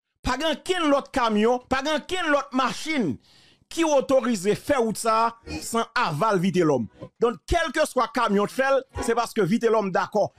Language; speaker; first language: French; non-native, local second language; Haitian Creole